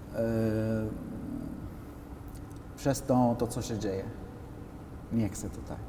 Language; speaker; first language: Polish; non-native, fluent; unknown